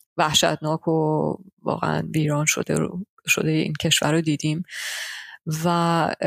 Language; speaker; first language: Persian; early bilingual, heritage; Persian